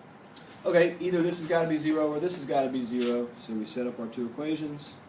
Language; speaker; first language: English; native; English